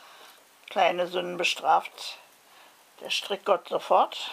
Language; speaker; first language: German; native; German